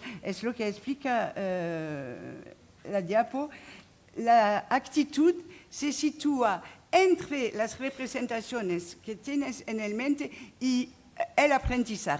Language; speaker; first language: Spanish; non-native, fluent; French